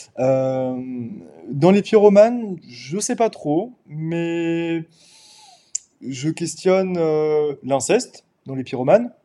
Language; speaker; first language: French; native; French